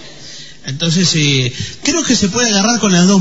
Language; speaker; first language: Spanish; native; Spanish